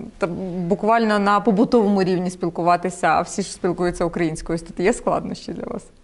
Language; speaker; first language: Ukrainian; native; Ukrainian